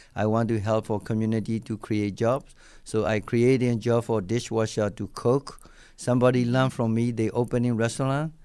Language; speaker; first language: English; non-native, learner; Burmese